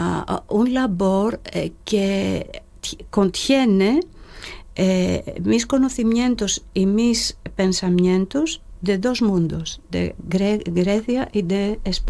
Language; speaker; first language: Spanish; non-native, fluent; Greek